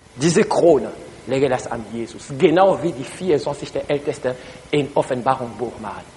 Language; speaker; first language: German; non-native, learner; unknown